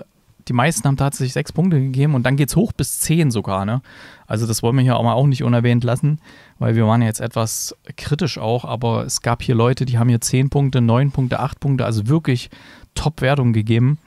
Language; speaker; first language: German; native; German